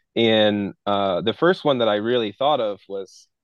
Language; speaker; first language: English; native; English